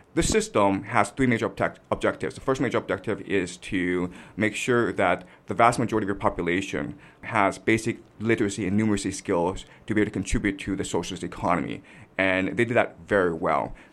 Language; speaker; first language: English; native; English